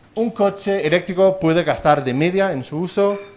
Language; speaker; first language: Spanish; non-native, fluent; Danish